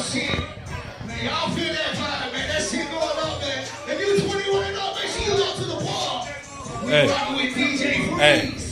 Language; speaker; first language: English; native; English